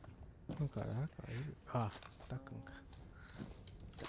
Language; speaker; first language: Japanese; non-native, learner; English